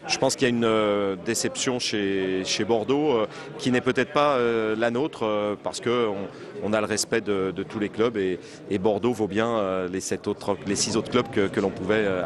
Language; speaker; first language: French; native; French